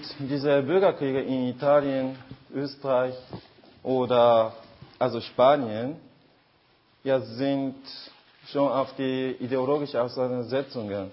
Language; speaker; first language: German; non-native, fluent; Japanese